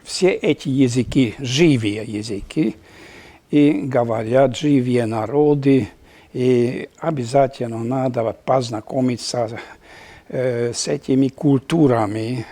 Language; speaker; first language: Russian; non-native, fluent; Hungarian